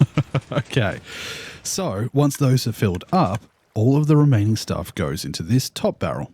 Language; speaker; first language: English; native; English